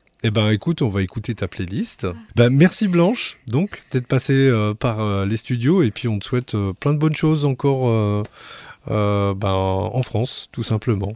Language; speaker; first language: French; native; French